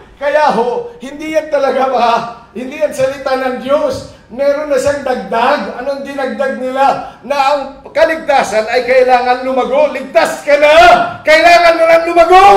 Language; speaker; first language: Filipino; non-native, local second language; Iloko